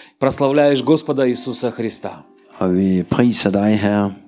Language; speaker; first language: Danish; non-native, learner; Russian